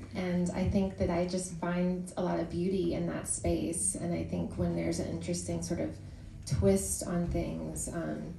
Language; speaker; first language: English; native; English